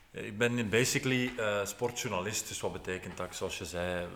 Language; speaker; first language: Dutch; native; Dutch